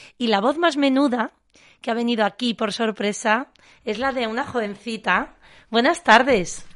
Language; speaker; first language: Spanish; native; Spanish